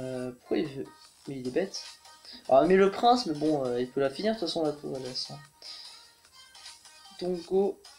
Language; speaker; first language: French; native; French